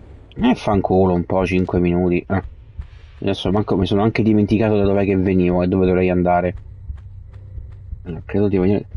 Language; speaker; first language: Italian; native; Italian